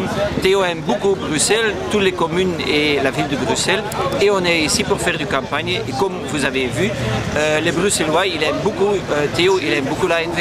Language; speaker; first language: French; non-native, local second language; Dutch